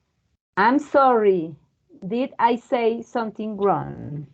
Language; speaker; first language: English; non-native, learner; Spanish